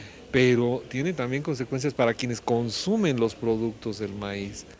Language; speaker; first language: Spanish; native; Spanish